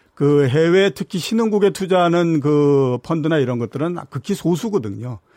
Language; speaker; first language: Korean; native; Korean